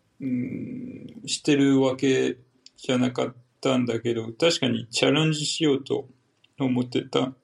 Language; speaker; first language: Japanese; non-native, fluent; French